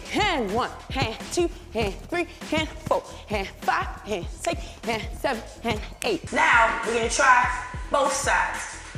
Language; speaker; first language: English; native; English